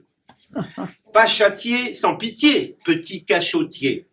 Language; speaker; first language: French; native; French